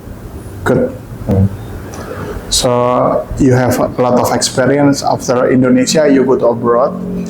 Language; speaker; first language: English; non-native, local second language; Indonesian